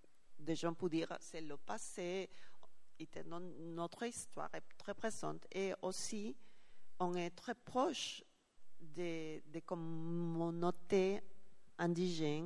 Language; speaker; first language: French; non-native, learner; Spanish